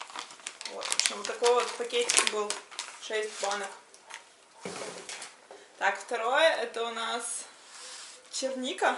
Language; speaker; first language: Russian; native; Russian